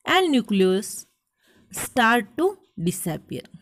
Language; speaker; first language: English; non-native, local second language; Marathi